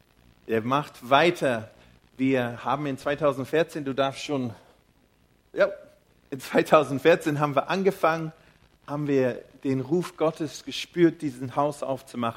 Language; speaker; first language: German; non-native, fluent; English